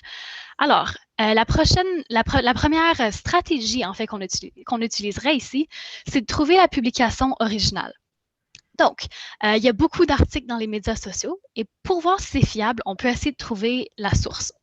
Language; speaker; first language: French; native; French